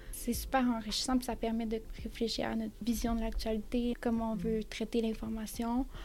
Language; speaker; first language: French; native; French